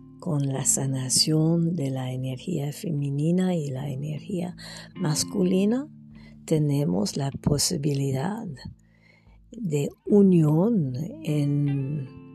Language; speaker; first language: Spanish; non-native, fluent; French